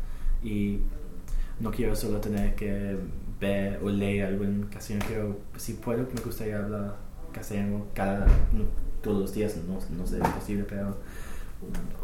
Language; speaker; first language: Spanish; non-native, fluent; English